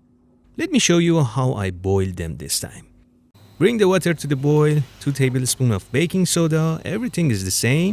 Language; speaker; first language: English; non-native, fluent; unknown